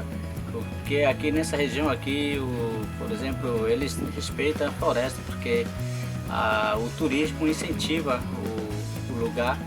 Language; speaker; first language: Portuguese; non-native, local second language; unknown